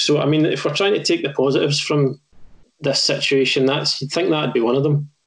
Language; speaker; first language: English; native; English